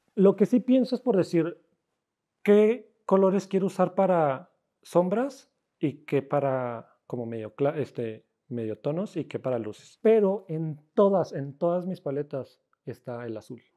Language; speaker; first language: Spanish; native; Spanish